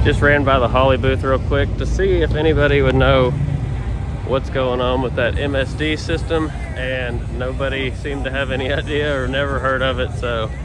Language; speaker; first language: English; native; English